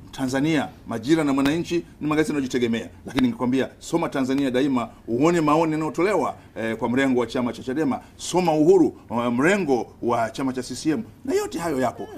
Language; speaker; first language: Swahili; native; Swahili